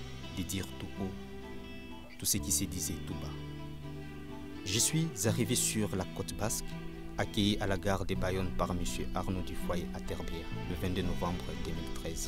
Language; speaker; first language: French; non-native, local second language; Lingala